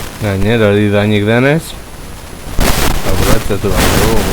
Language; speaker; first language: Basque; native; Basque